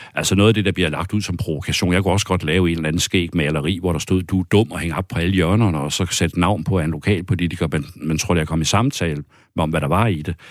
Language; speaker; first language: Danish; native; Danish